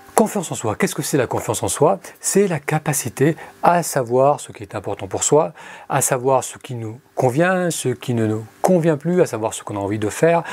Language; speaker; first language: French; early bilingual, other home language; Arabic